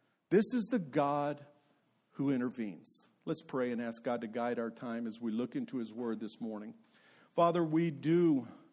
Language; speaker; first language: English; native; English